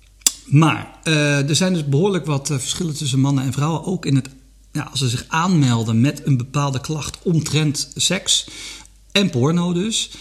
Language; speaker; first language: Dutch; native; Dutch